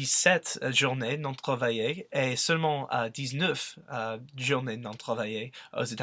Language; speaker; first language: French; non-native, learner; English